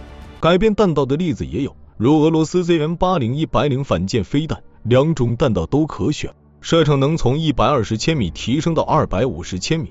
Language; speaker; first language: Chinese; native; Chinese